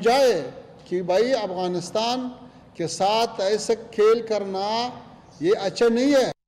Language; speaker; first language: Hindi; non-native, fluent; Pashto